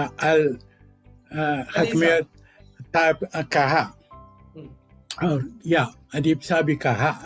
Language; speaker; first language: Hindi; non-native, local second language; Malayalam